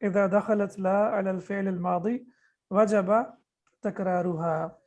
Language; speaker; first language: Arabic; non-native, fluent; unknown